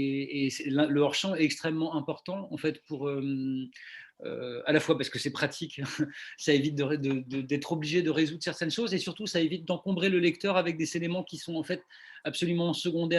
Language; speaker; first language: French; native; French